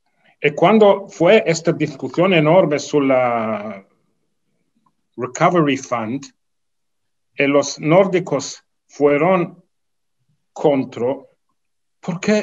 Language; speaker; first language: Spanish; non-native, fluent; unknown